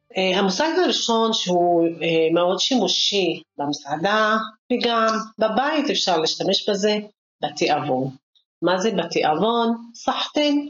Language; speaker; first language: Hebrew; non-native, local second language; Arabic